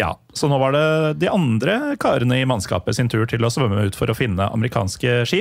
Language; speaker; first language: Norwegian; native; Norwegian